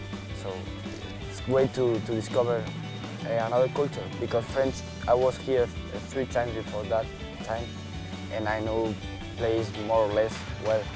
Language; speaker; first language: English; non-native, learner; Spanish